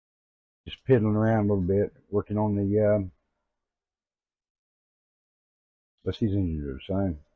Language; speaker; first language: English; native; English